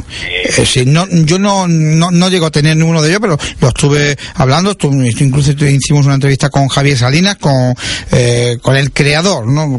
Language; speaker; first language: Spanish; native; Spanish